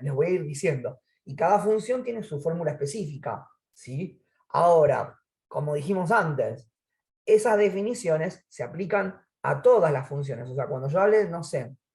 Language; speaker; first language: Spanish; native; Spanish